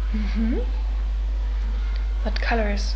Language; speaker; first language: English; non-native, fluent; German